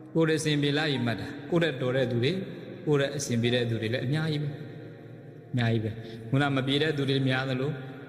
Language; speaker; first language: Burmese; native; Burmese